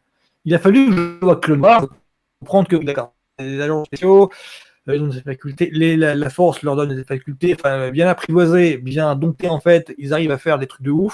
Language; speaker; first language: French; native; French